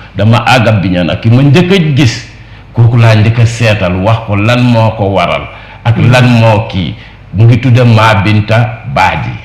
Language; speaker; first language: Wolof; non-native, local second language; Jola-Fonyi